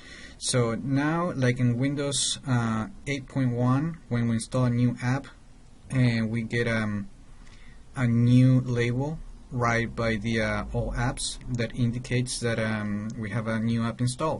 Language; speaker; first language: English; non-native, fluent; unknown